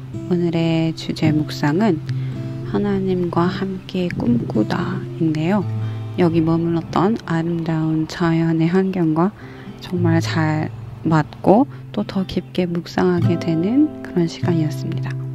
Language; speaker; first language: Korean; native; Korean